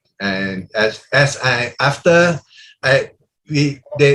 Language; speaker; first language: English; non-native, learner; Thai